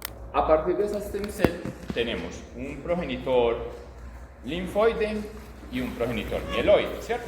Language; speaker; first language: Spanish; native; Spanish